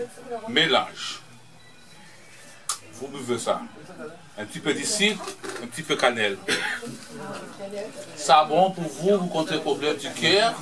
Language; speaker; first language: French; non-native, fluent; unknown